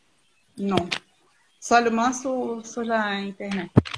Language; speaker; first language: French; non-native, learner; Portuguese